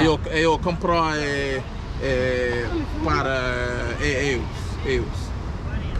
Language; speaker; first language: Portuguese; non-native, learner; English